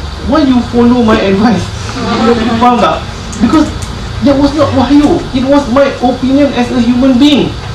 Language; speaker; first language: English; non-native, local second language; Malay